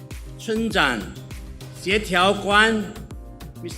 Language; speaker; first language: Chinese; native; Chinese